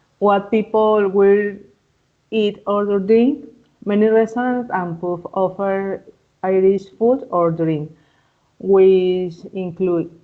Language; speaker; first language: English; non-native, learner; Spanish